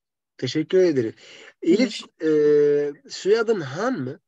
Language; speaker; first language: Turkish; non-native, fluent; Arabic